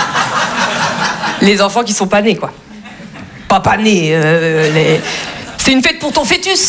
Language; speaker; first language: French; native; French